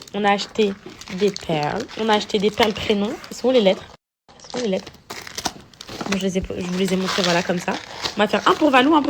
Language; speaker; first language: French; native; French